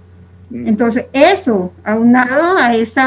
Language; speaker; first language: Spanish; native; Spanish